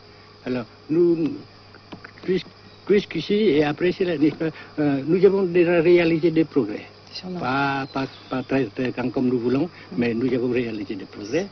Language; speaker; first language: French; non-native, local second language; Vietnamese